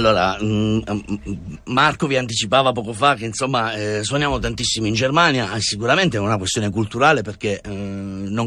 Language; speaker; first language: Italian; non-native, fluent; German